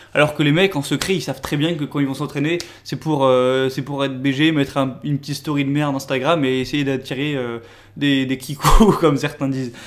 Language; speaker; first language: French; native; French